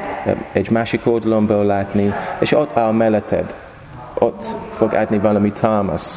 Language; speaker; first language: Hungarian; non-native, learner; English